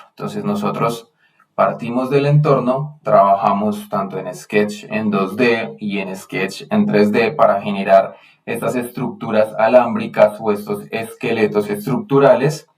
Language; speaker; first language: Spanish; native; Spanish